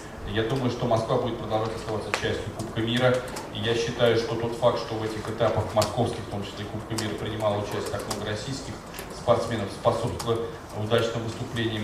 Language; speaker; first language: Russian; native; Russian